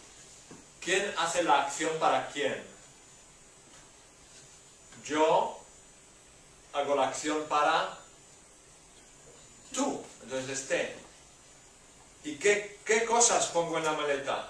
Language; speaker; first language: Spanish; non-native, learner; English